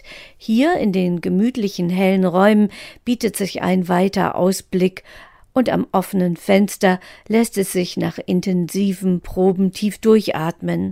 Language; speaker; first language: German; native; German